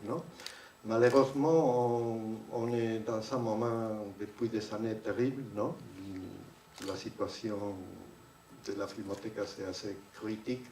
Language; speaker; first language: French; non-native, fluent; Spanish